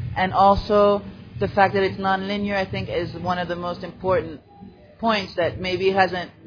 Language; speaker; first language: English; non-native, fluent; Spanish